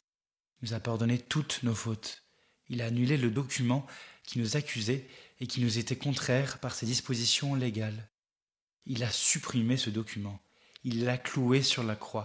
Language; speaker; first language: French; native; French